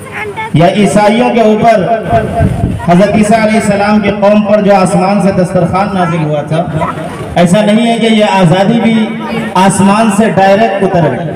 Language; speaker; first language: Urdu; native; Urdu